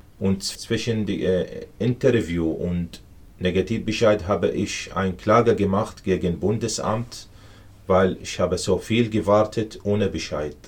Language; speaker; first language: German; non-native, learner; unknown